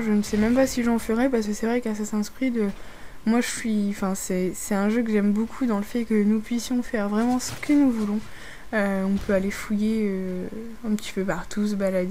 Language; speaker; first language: French; native; French